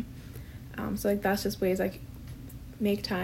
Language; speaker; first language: English; non-native, local second language; Urdu